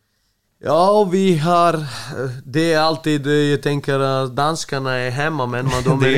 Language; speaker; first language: Swedish; non-native, fluent; Serbian